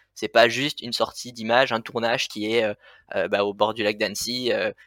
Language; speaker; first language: French; native; French